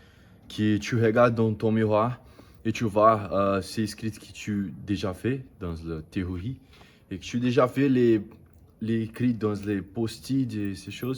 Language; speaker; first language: French; non-native, learner; Portuguese